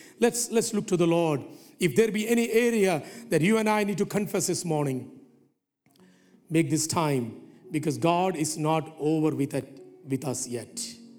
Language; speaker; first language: English; non-native, local second language; Malayalam